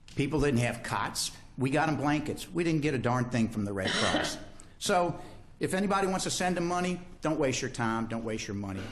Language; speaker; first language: English; native; English